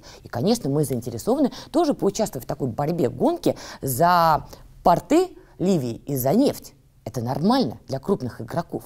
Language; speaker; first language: Russian; native; Russian